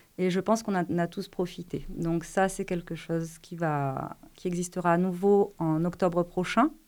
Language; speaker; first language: French; native; French